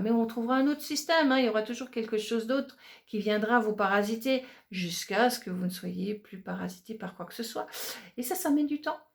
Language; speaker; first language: French; native; French